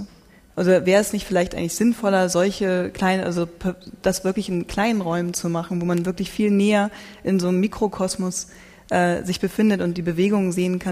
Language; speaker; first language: German; native; German